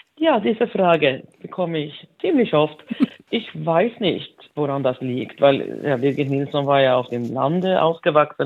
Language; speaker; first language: German; non-native, fluent; Swedish